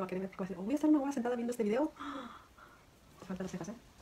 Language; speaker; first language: Spanish; native; Spanish